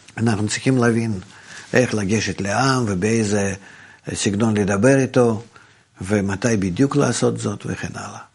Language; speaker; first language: Hebrew; non-native, fluent; Russian